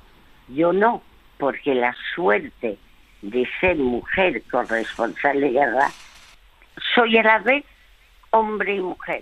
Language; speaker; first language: Spanish; early bilingual, other home language; French